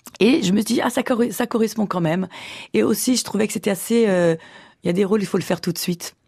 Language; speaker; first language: French; early bilingual, other home language; Portuguese